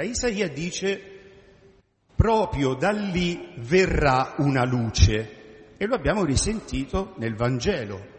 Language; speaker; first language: Italian; native; Italian